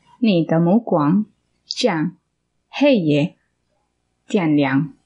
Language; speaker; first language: Chinese; non-native, learner; Indonesian